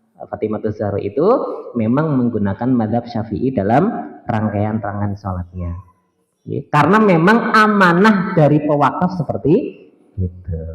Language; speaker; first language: Indonesian; native; Indonesian